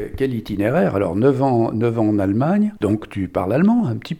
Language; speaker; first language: French; native; French